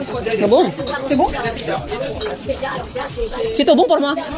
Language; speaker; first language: French; non-native, learner; Iloko